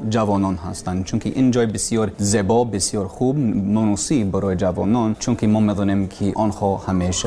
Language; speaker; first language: Persian; non-native, learner; English